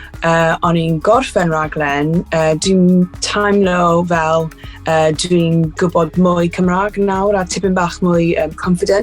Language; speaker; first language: Welsh; non-native, learner; English